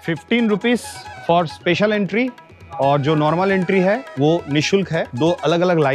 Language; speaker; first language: Hindi; non-native, local second language; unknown